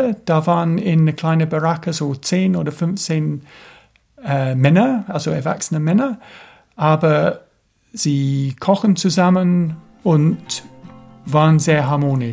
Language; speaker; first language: German; non-native, fluent; English